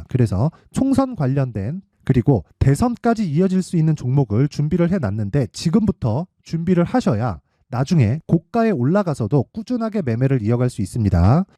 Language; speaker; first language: Korean; native; Korean